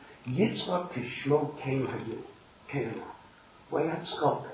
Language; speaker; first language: Hebrew; non-native, fluent; English